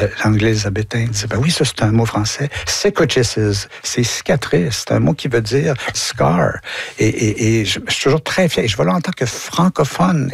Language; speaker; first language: French; native; French